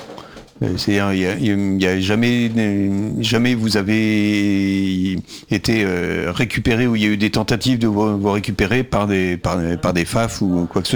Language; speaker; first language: French; native; French